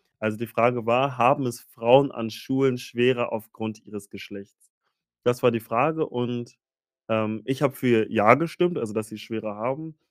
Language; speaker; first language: German; early bilingual, other home language; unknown